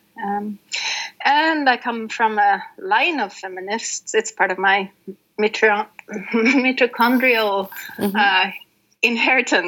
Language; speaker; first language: English; non-native, fluent; Norwegian